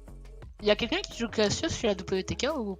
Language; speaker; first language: French; native; French